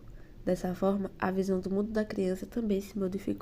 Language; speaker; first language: Portuguese; native; Portuguese